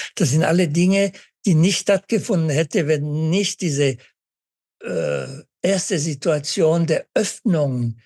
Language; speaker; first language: German; native; German